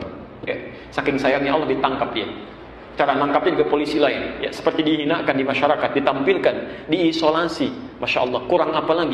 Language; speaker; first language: Indonesian; native; Indonesian